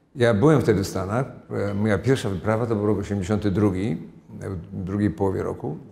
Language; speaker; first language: Polish; native; Polish